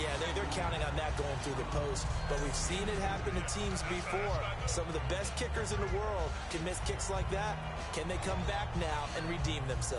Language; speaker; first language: English; native; English